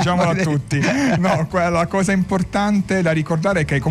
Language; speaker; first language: Italian; native; Italian